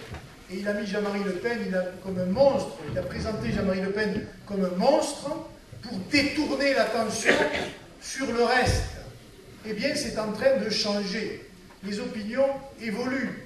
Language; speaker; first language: French; native; French